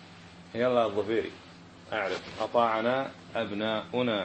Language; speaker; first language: Arabic; native; Arabic